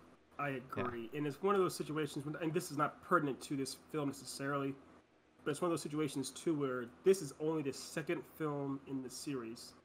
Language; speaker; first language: English; native; English